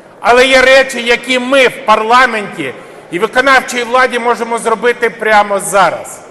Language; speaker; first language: Ukrainian; native; Ukrainian